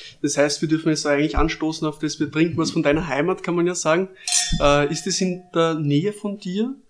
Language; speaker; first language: German; native; German